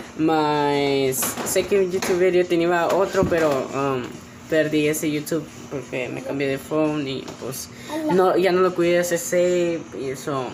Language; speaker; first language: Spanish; early bilingual, heritage; Spanish